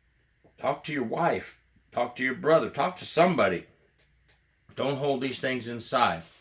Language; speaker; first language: English; native; English